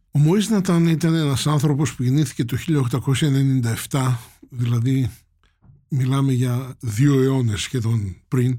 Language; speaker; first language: Greek; native; Greek